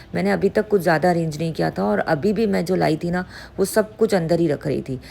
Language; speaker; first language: Urdu; native; Urdu